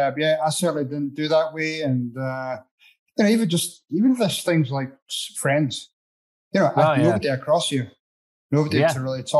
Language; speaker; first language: English; native; English